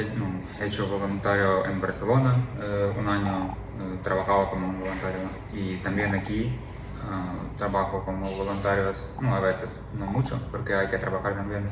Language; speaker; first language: Spanish; non-native, learner; Ukrainian